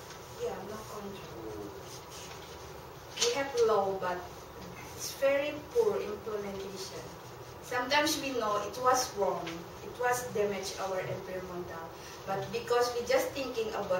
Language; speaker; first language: English; non-native, learner; Indonesian